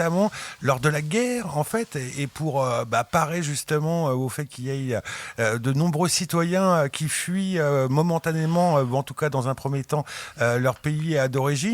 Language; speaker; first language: French; native; French